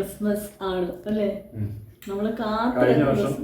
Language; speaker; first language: Malayalam; native; Malayalam